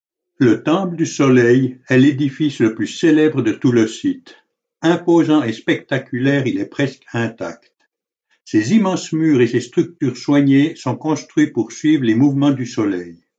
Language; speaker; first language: French; native; French